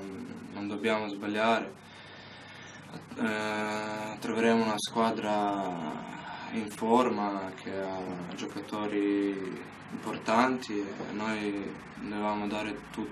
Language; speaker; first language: Italian; non-native, fluent; Slovenian